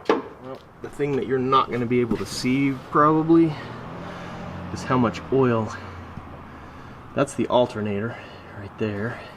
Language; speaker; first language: English; native; English